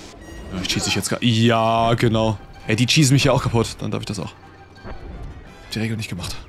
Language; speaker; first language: German; native; German